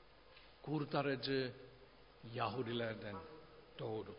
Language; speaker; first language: Turkish; non-native, fluent; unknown